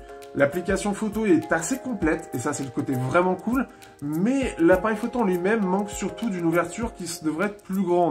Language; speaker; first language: French; native; French